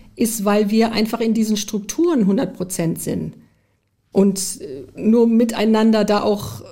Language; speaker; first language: German; early bilingual, heritage; German